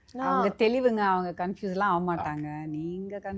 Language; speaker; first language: Tamil; native; Tamil